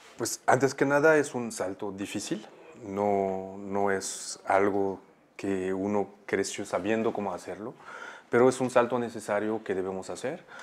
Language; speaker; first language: Spanish; non-native, fluent; Arabic